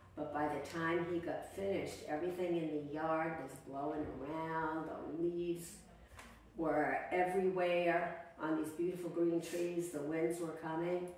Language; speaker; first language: English; native; English